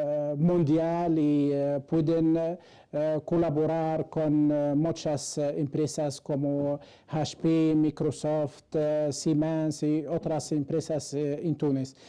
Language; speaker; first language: Spanish; non-native, fluent; Arabic